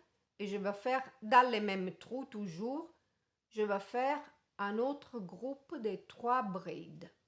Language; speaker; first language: French; non-native, fluent; Italian